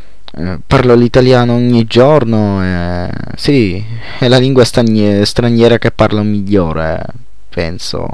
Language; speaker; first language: Italian; non-native, fluent; Polish